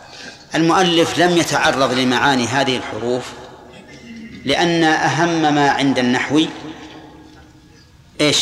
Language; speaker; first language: Arabic; native; Arabic